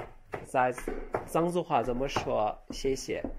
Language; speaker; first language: Chinese; non-native, learner; Turkish